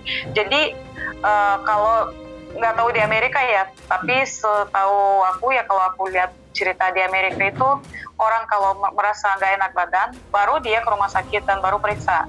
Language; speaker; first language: Indonesian; non-native, fluent; Russian